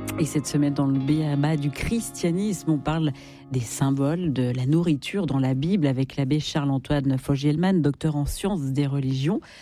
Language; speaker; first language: French; native; French